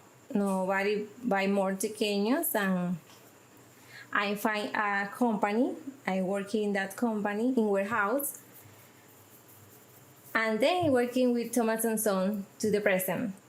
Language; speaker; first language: English; non-native, learner; Spanish